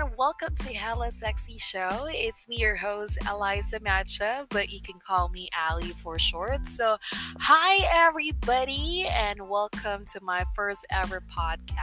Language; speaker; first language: English; non-native, local second language; Filipino